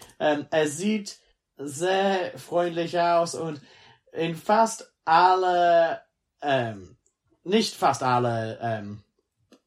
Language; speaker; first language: German; non-native, learner; English